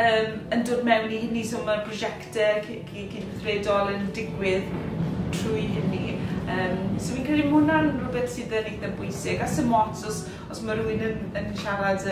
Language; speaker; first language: Welsh; native; Welsh